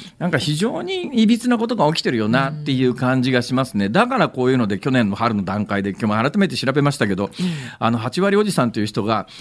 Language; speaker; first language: Japanese; native; Japanese